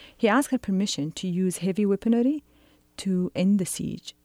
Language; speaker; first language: English; non-native, fluent; Arabic